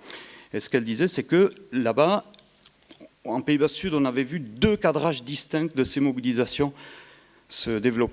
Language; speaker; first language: French; native; French